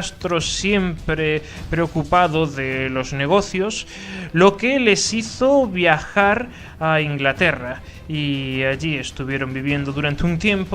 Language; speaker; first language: Spanish; native; Spanish